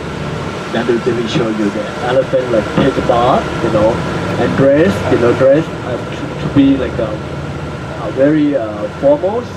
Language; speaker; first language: English; non-native, learner; Thai